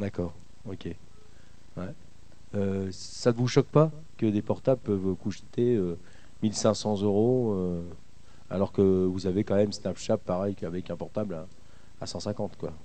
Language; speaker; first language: French; native; French